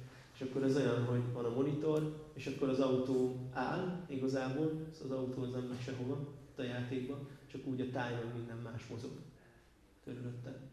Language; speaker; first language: Hungarian; native; Hungarian